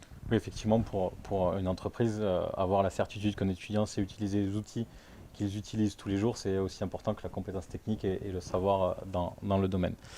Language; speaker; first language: French; native; French